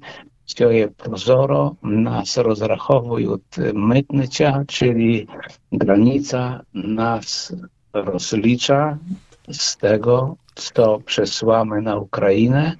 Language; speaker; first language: Ukrainian; early bilingual, heritage; Ukrainian